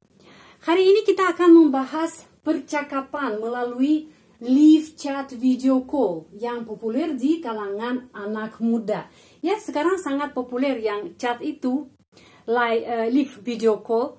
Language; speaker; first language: Indonesian; non-native, fluent; Russian